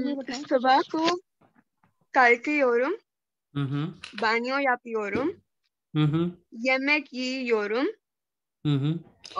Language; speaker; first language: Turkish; non-native, learner; Urdu